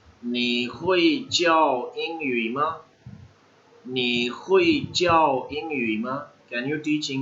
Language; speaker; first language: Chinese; non-native, fluent; Urdu